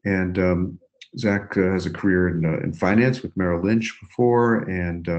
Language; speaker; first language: English; native; English